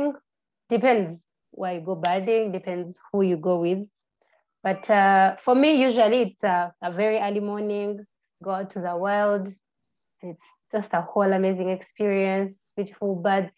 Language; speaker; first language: English; non-native, local second language; Ganda